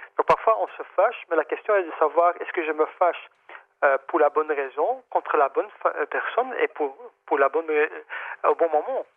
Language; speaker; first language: French; non-native, fluent; Dutch